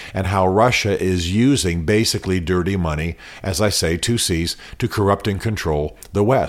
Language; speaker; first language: English; native; English